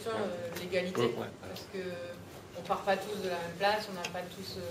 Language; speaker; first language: French; native; French